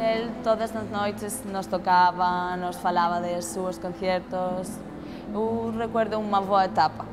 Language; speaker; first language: Portuguese; non-native, learner; Spanish